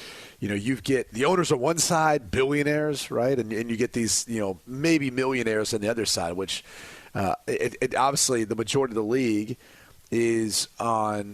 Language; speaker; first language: English; native; English